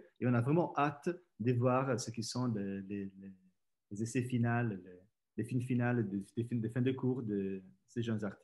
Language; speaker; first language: French; non-native, fluent; Italian